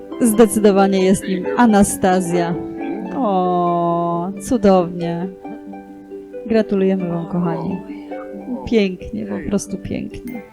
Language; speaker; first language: Polish; native; Polish